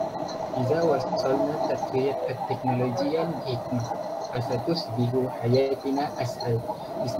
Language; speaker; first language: Arabic; non-native, learner; Malay